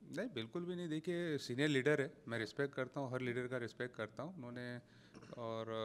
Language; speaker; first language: Hindi; native; Hindi